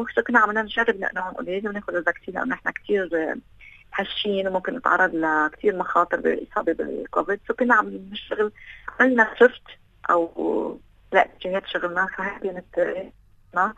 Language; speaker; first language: Arabic; native; Arabic